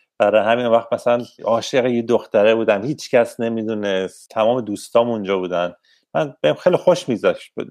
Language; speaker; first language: Persian; native; Persian